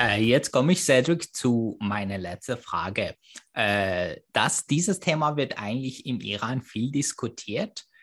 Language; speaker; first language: German; non-native, fluent; Persian